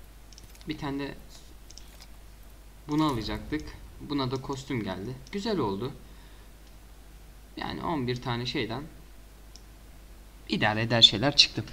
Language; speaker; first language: Turkish; native; Turkish